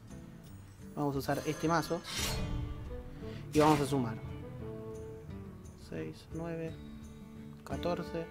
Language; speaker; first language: Spanish; native; Spanish